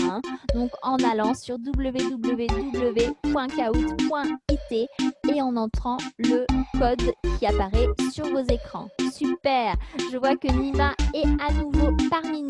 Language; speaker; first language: French; native; French